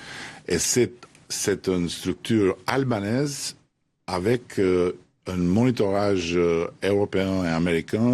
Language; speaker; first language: French; non-native, fluent; Albanian